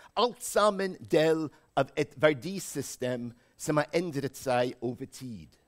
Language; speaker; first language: Norwegian; non-native, fluent; English